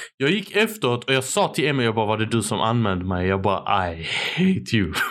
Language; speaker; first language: Swedish; early bilingual, other home language; Arabic